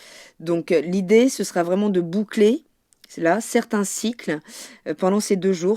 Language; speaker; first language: French; native; French